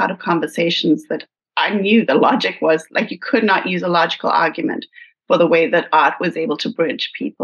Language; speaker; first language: English; native; English